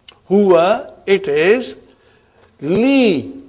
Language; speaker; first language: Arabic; non-native, fluent; Urdu